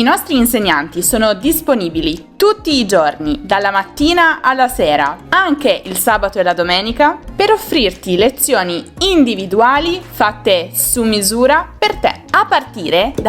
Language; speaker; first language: Italian; native; Italian